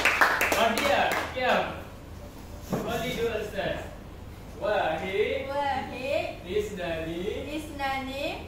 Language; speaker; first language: Arabic; non-native, learner; Malay